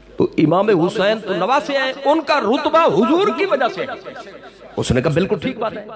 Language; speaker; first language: Urdu; non-native, local second language; Saraiki